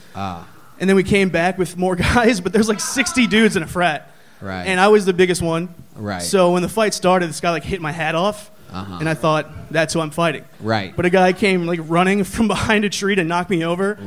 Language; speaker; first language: English; native; English